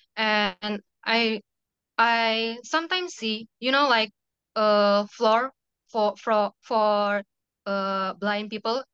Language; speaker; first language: English; non-native, fluent; Indonesian